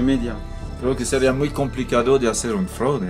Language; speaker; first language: Spanish; non-native, fluent; French